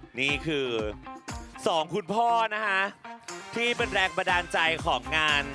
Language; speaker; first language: Thai; native; Thai